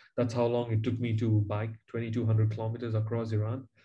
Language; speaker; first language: English; non-native, local second language; Tamil